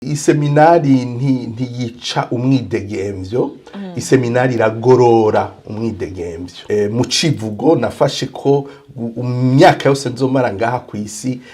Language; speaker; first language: Rundi; native; Rundi